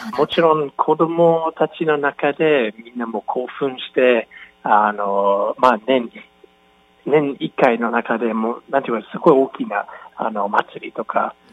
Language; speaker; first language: Japanese; non-native, fluent; English